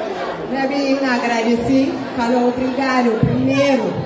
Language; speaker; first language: Portuguese; non-native, local second language; Upper Guinea Crioulo